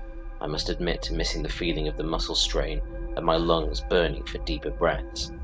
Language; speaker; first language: English; native; English